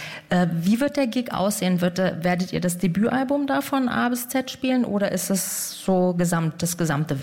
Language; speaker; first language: German; native; German